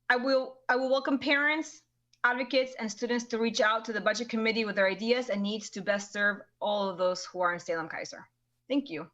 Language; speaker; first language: English; early bilingual, other home language; Spanish